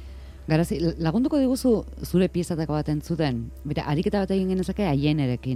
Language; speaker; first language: Basque; native; Basque